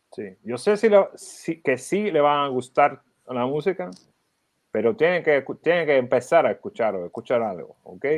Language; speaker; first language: Spanish; non-native, learner; Ukrainian